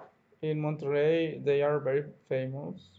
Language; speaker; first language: English; non-native, learner; Spanish